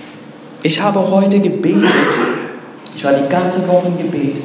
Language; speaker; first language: German; non-native, fluent; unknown